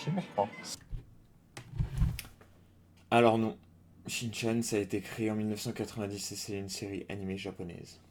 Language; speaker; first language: French; native; French